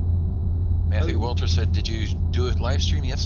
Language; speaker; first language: English; native; English